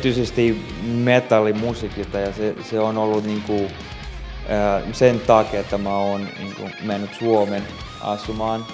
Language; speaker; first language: Finnish; non-native, fluent; Spanish